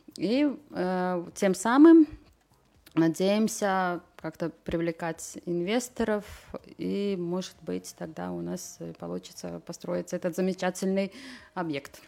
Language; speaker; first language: Russian; non-native, local second language; Latvian